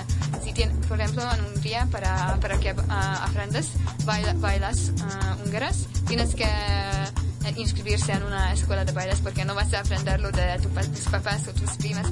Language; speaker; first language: Spanish; non-native, fluent; Hungarian